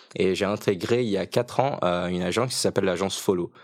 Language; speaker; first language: French; early bilingual, other home language; Portuguese